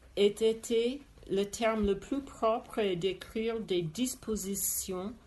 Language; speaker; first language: French; non-native, fluent; English